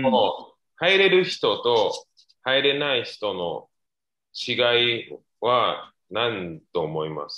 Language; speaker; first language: Japanese; non-native, learner; Chinese